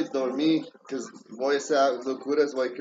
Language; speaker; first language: Spanish; early bilingual, heritage; English